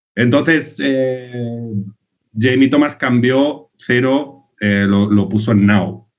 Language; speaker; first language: Spanish; native; Spanish